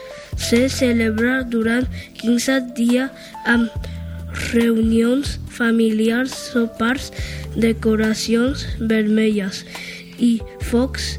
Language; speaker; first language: Catalan; early bilingual, other home language; Chinese